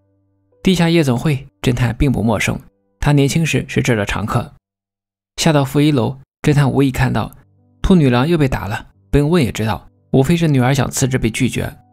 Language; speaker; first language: Chinese; native; Chinese